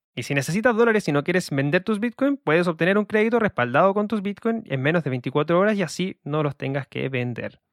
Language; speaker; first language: Spanish; native; Spanish